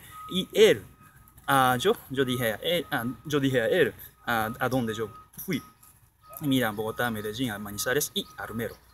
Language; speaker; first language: Spanish; non-native, learner; Japanese